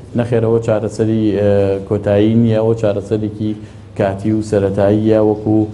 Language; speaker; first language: Central Kurdish; native; Central Kurdish